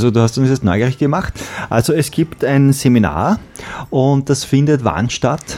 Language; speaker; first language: German; native; German